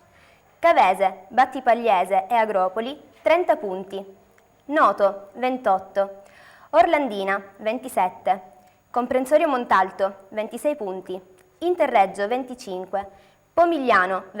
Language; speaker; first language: Italian; native; Italian